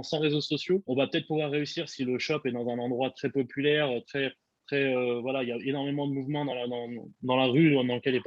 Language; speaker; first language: French; native; French